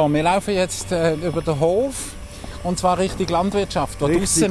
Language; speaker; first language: German; native; German